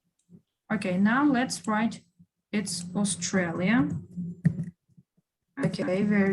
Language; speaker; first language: English; non-native, fluent; Kyrgyz